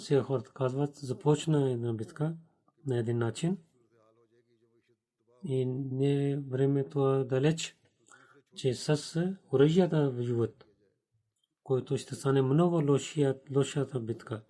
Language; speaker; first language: Bulgarian; non-native, fluent; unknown